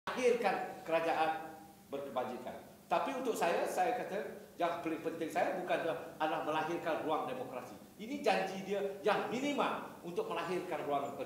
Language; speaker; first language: Malay; native; Malay